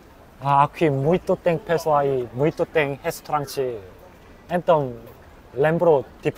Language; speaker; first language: Portuguese; non-native, learner; Korean